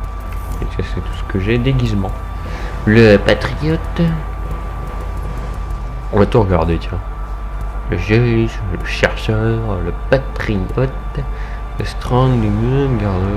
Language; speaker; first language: French; native; French